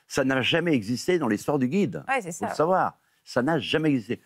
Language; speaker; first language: French; native; French